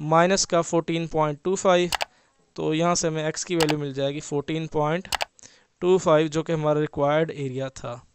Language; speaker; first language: Urdu; native; Urdu